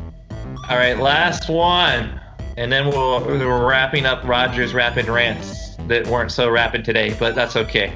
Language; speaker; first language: English; native; English